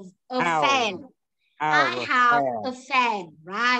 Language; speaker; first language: English; non-native, fluent; Vietnamese